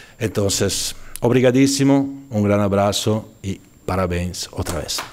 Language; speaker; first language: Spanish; non-native, fluent; Italian